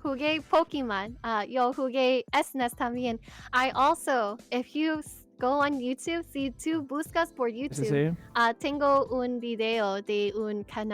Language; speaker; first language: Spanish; non-native, learner; English